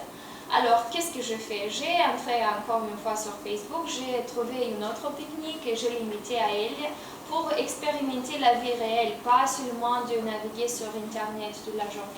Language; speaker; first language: French; non-native, learner; Romanian